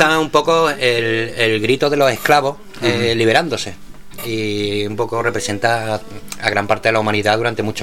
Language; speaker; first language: Spanish; native; Spanish